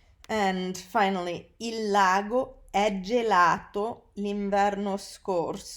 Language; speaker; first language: Italian; non-native, fluent; English